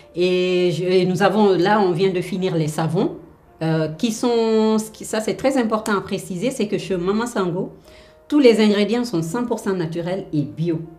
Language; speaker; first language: French; non-native, local second language; Fula